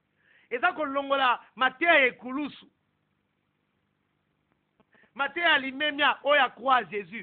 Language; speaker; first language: French; non-native, local second language; Lingala